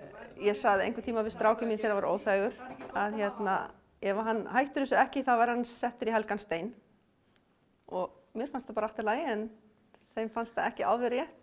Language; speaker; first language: Icelandic; non-native, fluent; Afrikaans